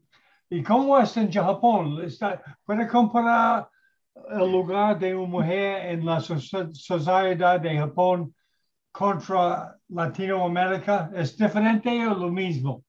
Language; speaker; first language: Spanish; non-native, learner; English